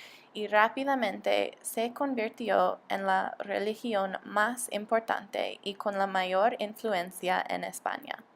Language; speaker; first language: Spanish; non-native, learner; English